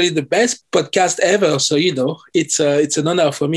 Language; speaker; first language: English; non-native, fluent; French